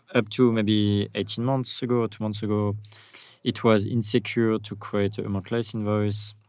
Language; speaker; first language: English; non-native, fluent; French